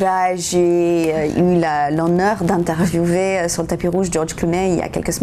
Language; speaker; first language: French; non-native, fluent; English